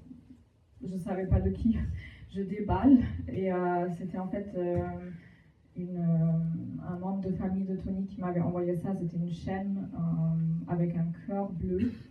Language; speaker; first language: French; non-native, fluent; German